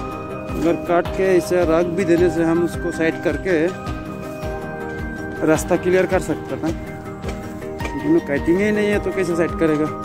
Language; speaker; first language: Hindi; non-native, local second language; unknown